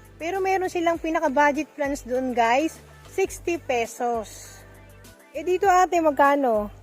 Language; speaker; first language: Filipino; non-native, local second language; Bikol